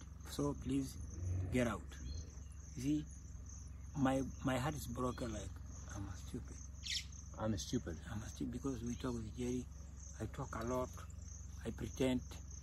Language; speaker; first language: English; non-native, local second language; Masai